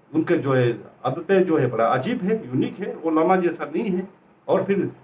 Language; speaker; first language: Hindi; non-native, local second language; Ladakhi